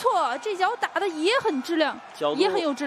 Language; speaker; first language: Chinese; native; Chinese